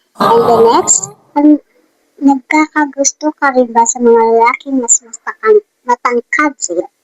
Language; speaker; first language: Filipino; non-native, local second language; Hiligaynon